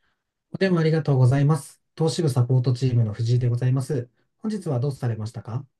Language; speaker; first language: Japanese; native; Japanese